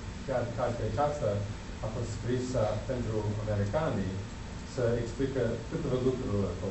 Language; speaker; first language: Romanian; non-native, learner; English